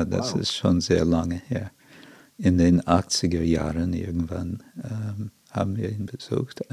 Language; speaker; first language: German; non-native, fluent; English